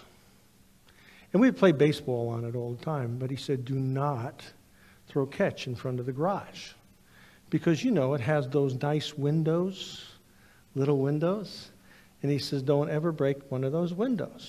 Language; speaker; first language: English; native; English